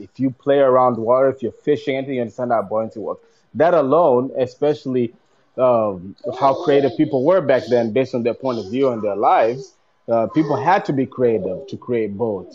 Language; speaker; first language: English; non-native, local second language; Luyia